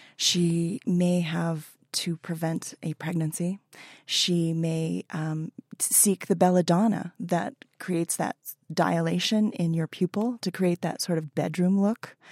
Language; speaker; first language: English; native; English